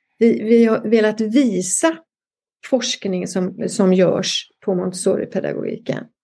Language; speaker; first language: Swedish; native; Swedish